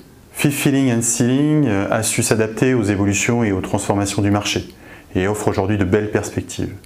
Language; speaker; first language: French; native; French